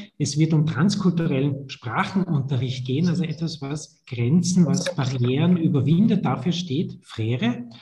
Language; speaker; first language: German; native; German